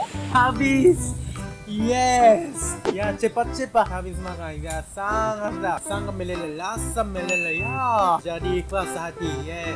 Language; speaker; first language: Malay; non-native, learner; Japanese